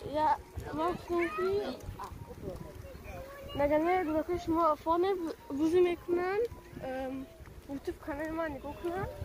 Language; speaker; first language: German; early bilingual, other home language; Tajik